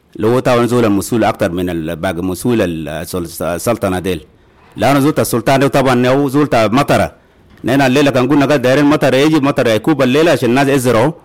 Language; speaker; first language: Arabic; non-native, local second language; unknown